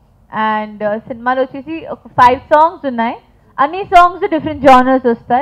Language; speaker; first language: Telugu; non-native, fluent; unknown